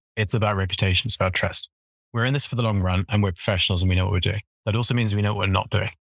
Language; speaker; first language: English; native; English